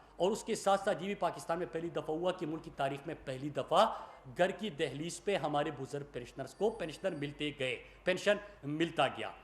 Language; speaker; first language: Urdu; non-native, local second language; Pashto